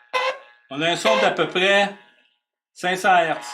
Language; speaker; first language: French; native; French